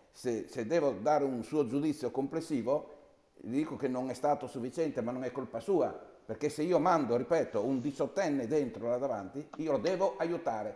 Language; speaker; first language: Italian; native; Italian